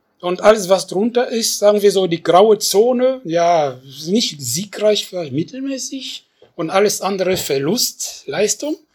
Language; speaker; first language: German; non-native, fluent; French